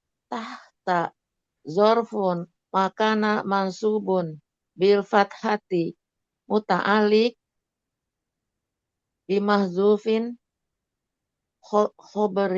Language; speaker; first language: Arabic; non-native, learner; Indonesian